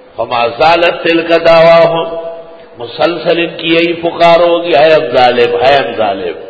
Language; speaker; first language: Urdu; non-native, local second language; Pashto